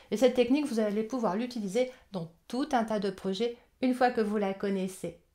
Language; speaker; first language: French; native; French